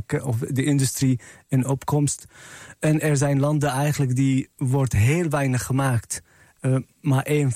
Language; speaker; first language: Dutch; non-native, fluent; Arabic